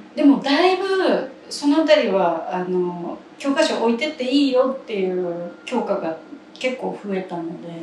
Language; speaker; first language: Japanese; native; Japanese